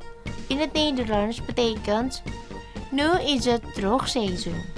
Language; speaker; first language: Dutch; non-native, fluent; Indonesian